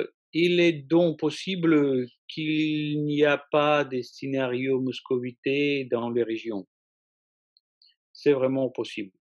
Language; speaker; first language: French; non-native, fluent; Russian